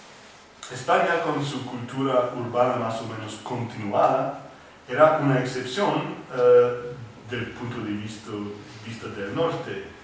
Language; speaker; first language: Spanish; non-native, fluent; English